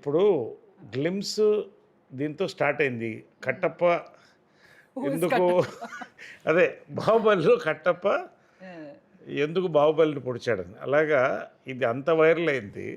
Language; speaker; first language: Telugu; native; Telugu